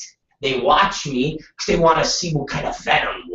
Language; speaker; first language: English; native; English